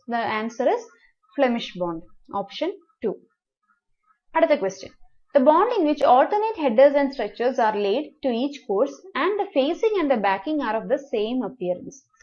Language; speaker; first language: English; non-native, local second language; Malayalam